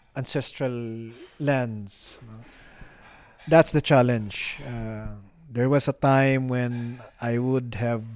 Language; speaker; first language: English; non-native, local second language; Filipino